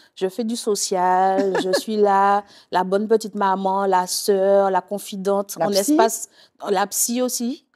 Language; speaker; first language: French; native; French